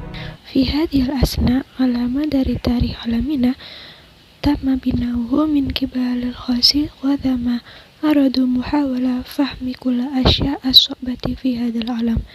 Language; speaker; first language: Arabic; non-native, learner; Indonesian